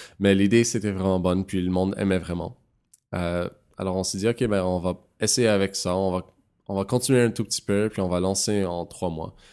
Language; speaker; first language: French; non-native, local second language; English